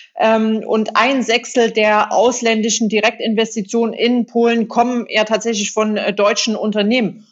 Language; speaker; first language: German; native; German